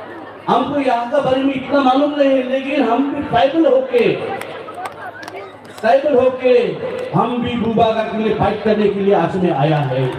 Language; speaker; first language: Hindi; non-native, local second language; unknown